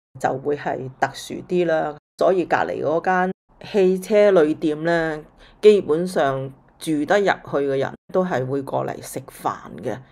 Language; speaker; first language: Cantonese; early bilingual, heritage; Cantonese